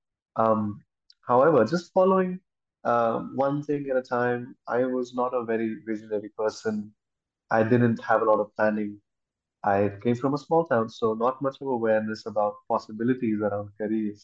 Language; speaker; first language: English; non-native, local second language; Hindi